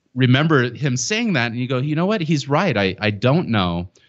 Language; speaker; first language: English; native; English